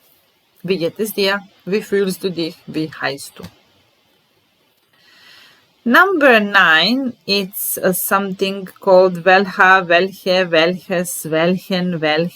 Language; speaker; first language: German; non-native, fluent; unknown